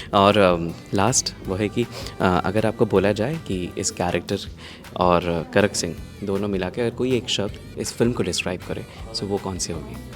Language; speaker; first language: Hindi; non-native, local second language; Bangla